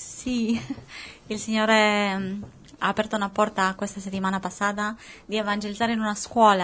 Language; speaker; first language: Italian; non-native, fluent; Spanish